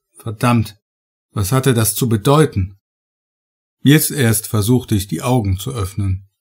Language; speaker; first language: German; native; German